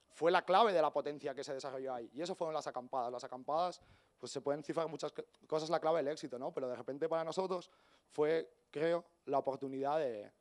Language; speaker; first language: Spanish; native; Spanish